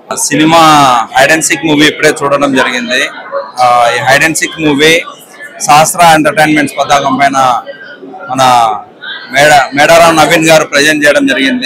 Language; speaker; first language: Telugu; native; Telugu